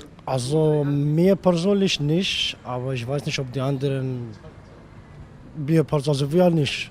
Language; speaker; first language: German; non-native, fluent; Kurdish